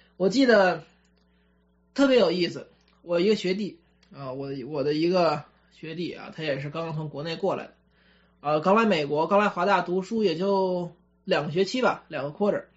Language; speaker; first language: Chinese; native; Chinese